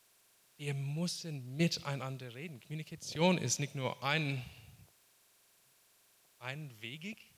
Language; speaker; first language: German; non-native, fluent; English